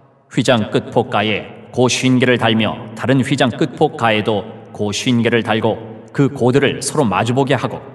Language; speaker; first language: Korean; native; Korean